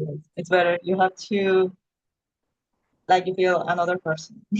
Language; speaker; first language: English; non-native, learner; Spanish